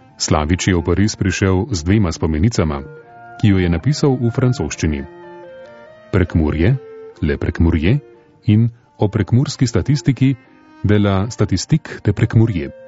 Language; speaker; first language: Slovenian; native; Slovenian